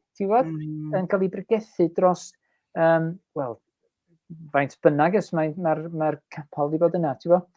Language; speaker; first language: Welsh; native; Welsh